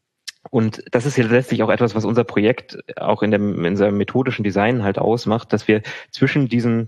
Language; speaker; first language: German; native; German